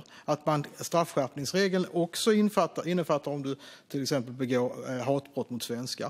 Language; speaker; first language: Swedish; native; Swedish